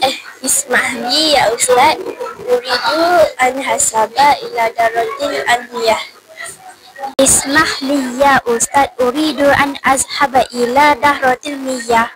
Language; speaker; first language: Arabic; non-native, learner; Malay